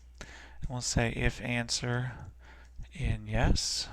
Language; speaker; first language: English; native; English